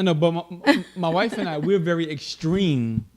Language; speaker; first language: English; native; English